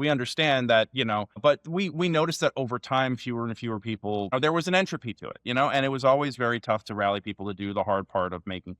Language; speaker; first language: English; native; English